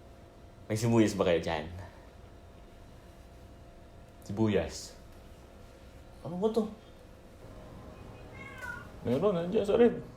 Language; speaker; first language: Filipino; non-native, local second language; Waray